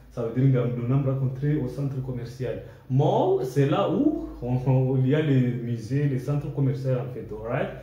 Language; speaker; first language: French; non-native, local second language; Swahili